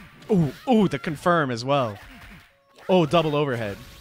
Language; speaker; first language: English; native; English